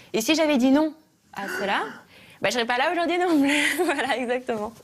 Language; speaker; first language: French; early bilingual, other home language; Russian